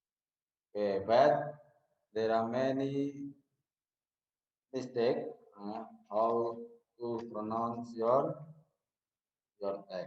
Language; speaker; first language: English; non-native, learner; Indonesian